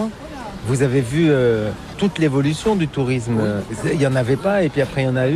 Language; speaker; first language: French; native; French